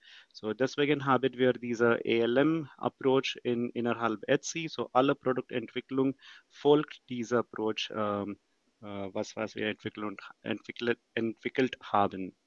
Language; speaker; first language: German; non-native, fluent; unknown